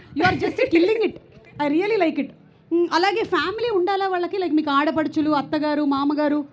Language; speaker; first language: Telugu; native; Telugu